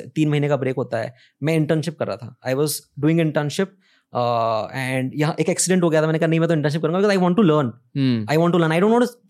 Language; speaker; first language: Hindi; native; Hindi